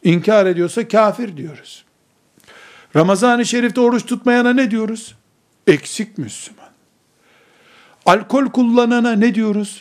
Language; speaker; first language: Turkish; native; Turkish